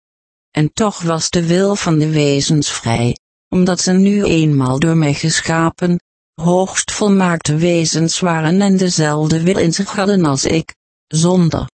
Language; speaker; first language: Dutch; native; Dutch